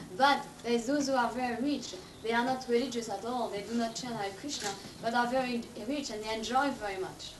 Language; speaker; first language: English; non-native, fluent; French